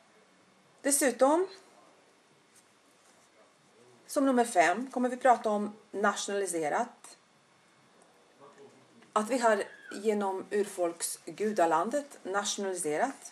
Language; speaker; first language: Swedish; non-native, fluent; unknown